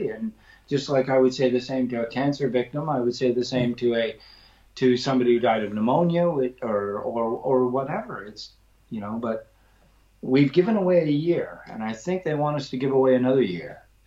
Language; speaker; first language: English; native; English